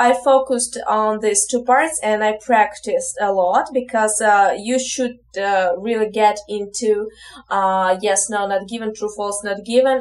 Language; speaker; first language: English; non-native, fluent; Ukrainian